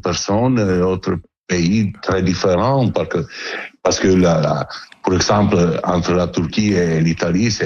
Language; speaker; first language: French; non-native, learner; Italian